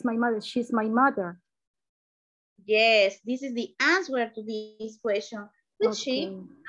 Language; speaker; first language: English; non-native, learner; Spanish